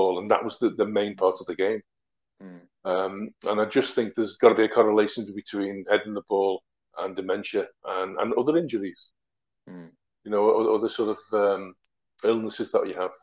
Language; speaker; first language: English; native; English